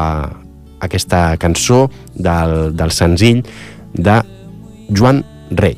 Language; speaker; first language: Catalan; native; Catalan